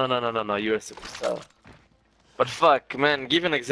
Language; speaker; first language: English; non-native, fluent; Hebrew